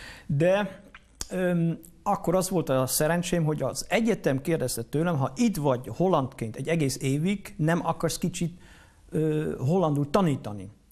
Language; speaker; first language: Hungarian; non-native, fluent; Dutch